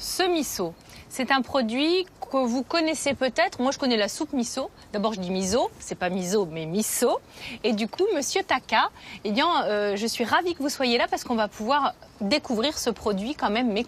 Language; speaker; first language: French; native; French